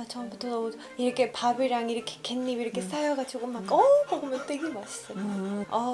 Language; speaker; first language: Korean; non-native, fluent; Spanish